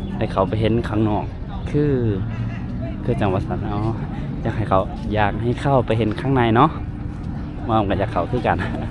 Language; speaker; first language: Thai; non-native, local second language; Northeastern Thai